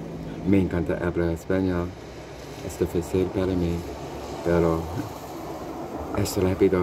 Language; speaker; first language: Spanish; non-native, learner; English